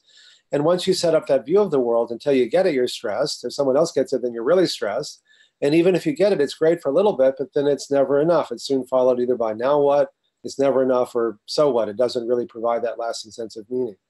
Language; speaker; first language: English; native; English